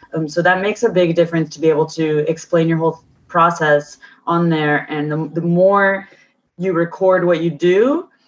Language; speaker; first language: English; native; English